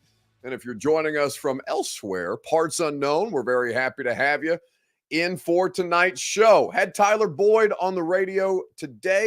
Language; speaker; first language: English; native; English